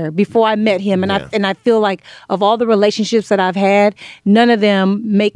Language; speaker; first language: English; native; English